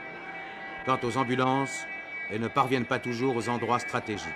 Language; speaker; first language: French; native; French